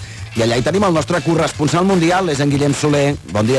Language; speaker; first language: Catalan; native; Catalan